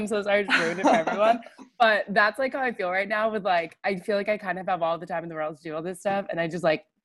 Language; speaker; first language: English; native; English